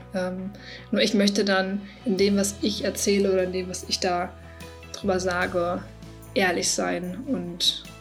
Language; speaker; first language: German; native; German